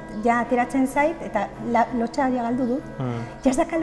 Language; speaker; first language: Basque; non-native, local second language; Spanish